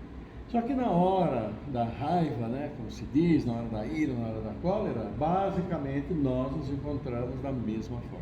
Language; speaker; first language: Portuguese; native; Portuguese